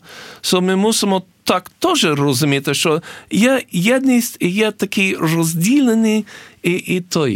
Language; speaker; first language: Ukrainian; early bilingual, heritage; English